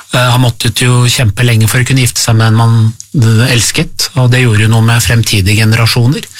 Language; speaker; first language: Norwegian; early bilingual, other home language; Persian